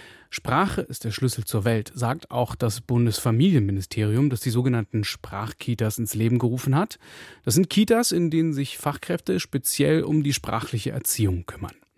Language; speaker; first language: German; native; German